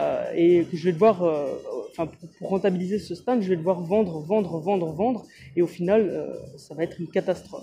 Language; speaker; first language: French; native; French